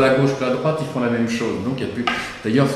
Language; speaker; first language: French; native; French